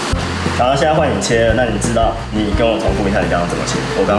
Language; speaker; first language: Chinese; native; Chinese